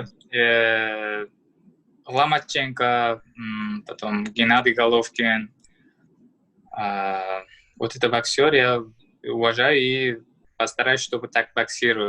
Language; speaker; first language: Russian; non-native, learner; Uzbek